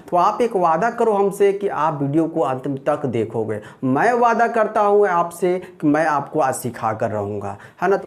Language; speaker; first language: Hindi; native; Hindi